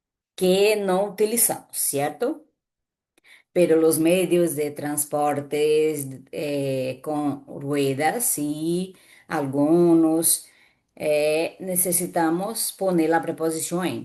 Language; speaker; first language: Spanish; non-native, fluent; Portuguese